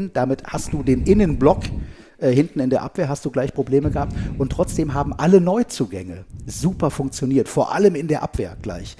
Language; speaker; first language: German; native; German